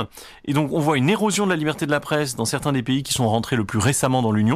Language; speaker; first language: French; native; French